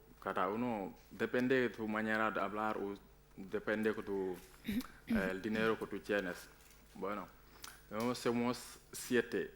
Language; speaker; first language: Spanish; non-native, learner; Wolof